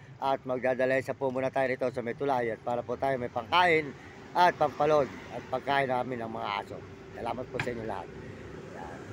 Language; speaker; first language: Filipino; native; Filipino